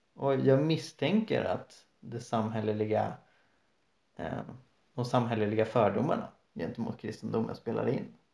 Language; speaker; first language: Swedish; native; Swedish